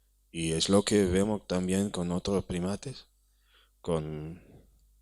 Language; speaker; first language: Spanish; non-native, fluent; Hebrew